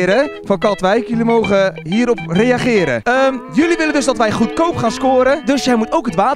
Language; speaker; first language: Dutch; native; Dutch